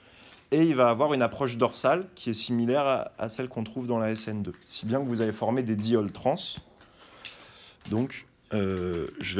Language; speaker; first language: French; native; French